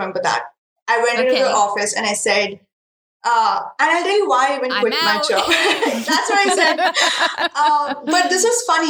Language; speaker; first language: English; non-native, local second language; Marathi